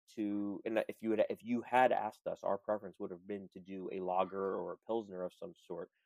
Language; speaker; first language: English; native; English